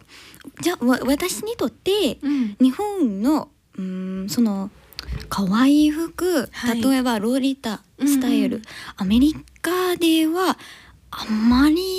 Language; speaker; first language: Japanese; non-native, learner; English